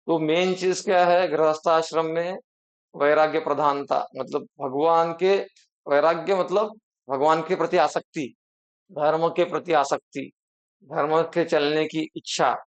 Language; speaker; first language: Hindi; non-native, local second language; Marathi